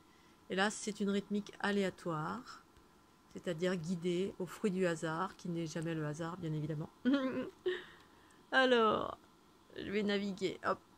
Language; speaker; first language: French; native; French